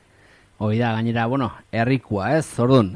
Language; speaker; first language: Basque; native; Basque